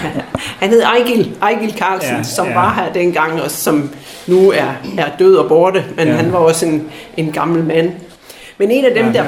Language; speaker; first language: Danish; native; Danish